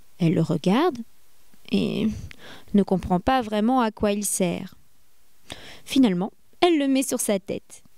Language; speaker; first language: French; native; French